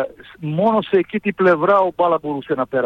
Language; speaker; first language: Greek; non-native, fluent; Serbian